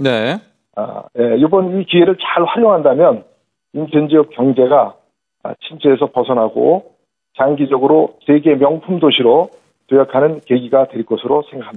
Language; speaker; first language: Korean; native; Korean